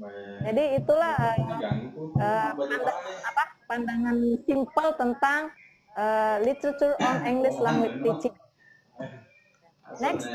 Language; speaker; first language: Indonesian; native; Indonesian